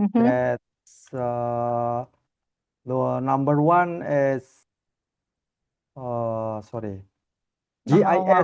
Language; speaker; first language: English; non-native, learner; Indonesian